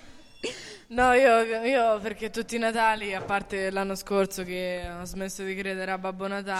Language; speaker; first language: Italian; native; Italian